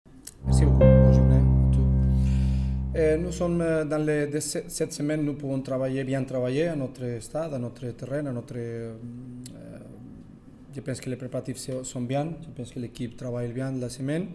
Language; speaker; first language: French; non-native, learner; Spanish